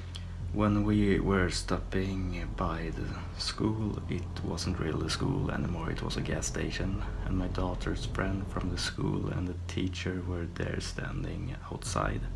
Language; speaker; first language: English; non-native, fluent; Swedish